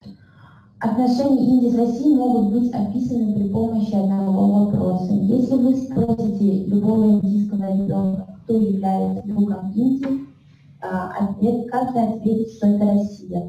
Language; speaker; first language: Russian; native; Russian